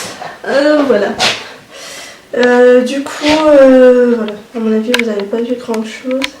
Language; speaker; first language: French; native; French